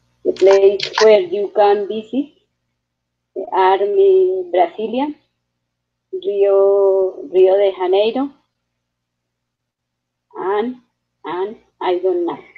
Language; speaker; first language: English; non-native, learner; Spanish